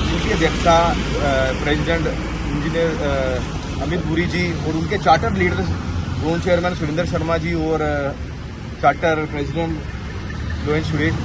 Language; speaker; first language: Hindi; non-native, local second language; Punjabi